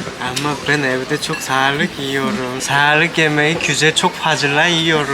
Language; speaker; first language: Turkish; non-native, learner; Korean